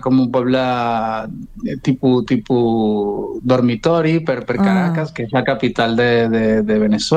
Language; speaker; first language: Catalan; non-native, learner; Spanish